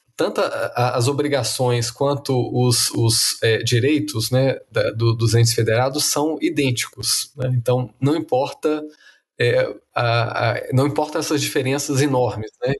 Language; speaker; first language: Portuguese; native; Portuguese